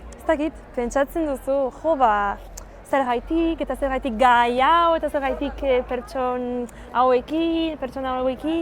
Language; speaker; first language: Basque; non-native, learner; French